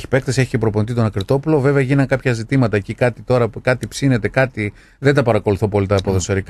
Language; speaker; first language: Greek; native; Greek